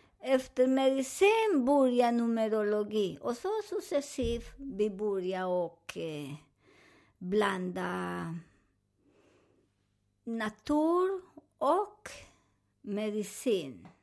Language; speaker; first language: Swedish; non-native, fluent; Spanish